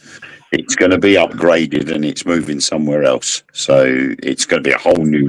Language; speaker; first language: English; native; English